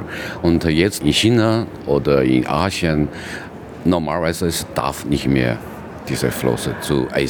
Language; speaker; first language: German; non-native, learner; Chinese